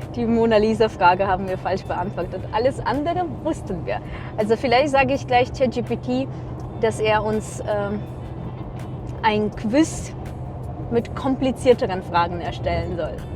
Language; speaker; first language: German; non-native, fluent; Russian